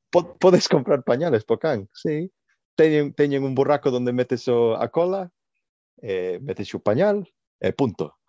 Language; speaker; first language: Galician; non-native, local second language; Spanish